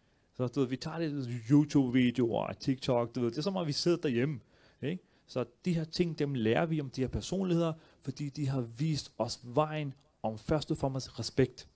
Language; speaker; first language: Danish; early bilingual, other home language; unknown